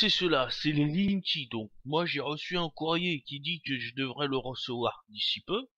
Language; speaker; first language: French; native; French